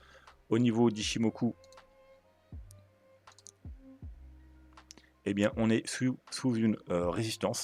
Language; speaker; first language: French; native; French